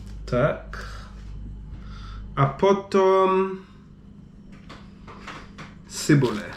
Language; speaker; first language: Czech; non-native, learner; English